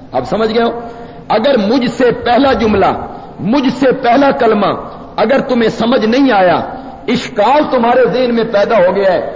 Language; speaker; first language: Urdu; native; Urdu